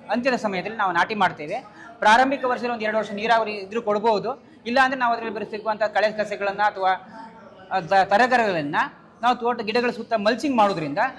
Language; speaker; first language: Kannada; native; Kannada